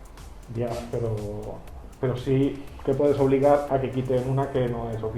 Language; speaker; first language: Spanish; native; Spanish